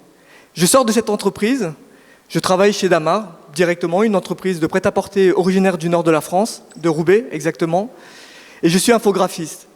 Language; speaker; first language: French; native; French